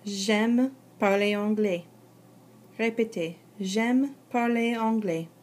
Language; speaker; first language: French; non-native, fluent; English